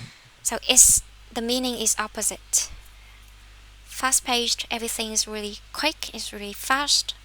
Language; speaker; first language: English; non-native, fluent; Vietnamese